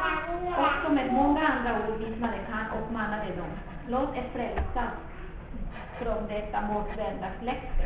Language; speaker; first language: Swedish; non-native, fluent; Spanish